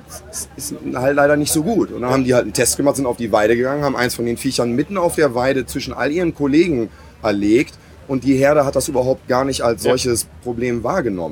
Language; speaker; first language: German; native; German